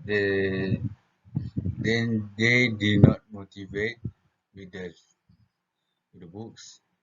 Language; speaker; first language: English; non-native, local second language; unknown